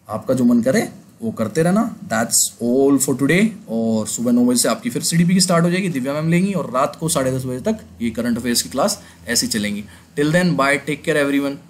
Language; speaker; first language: Hindi; native; Hindi